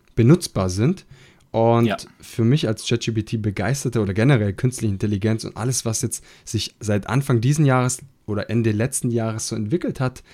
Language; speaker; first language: German; non-native, fluent; Italian